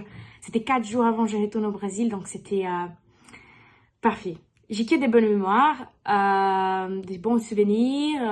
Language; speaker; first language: French; non-native, learner; Portuguese